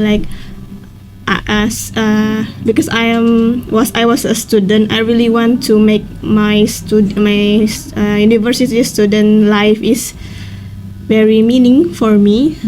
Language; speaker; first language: English; non-native, learner; Indonesian